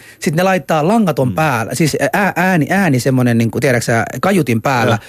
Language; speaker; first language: Finnish; non-native, fluent; Arabic